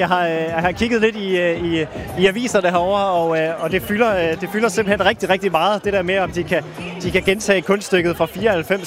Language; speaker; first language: Danish; native; Danish